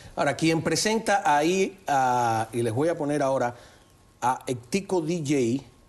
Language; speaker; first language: Spanish; native; Spanish